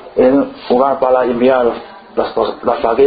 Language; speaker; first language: Spanish; non-native, learner; Chinese